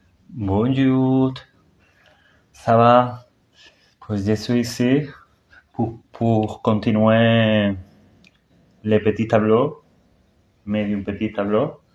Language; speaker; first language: French; non-native, learner; Spanish